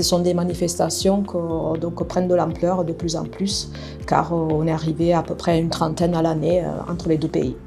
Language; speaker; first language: French; non-native, fluent; Italian